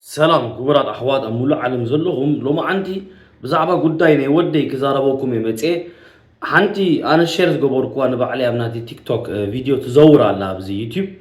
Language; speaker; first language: Tigrinya; early bilingual, heritage; Tigrinya